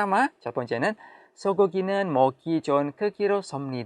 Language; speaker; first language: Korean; non-native, fluent; Indonesian